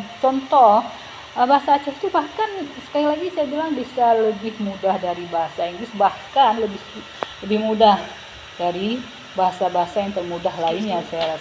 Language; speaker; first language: Indonesian; non-native, local second language; Achinese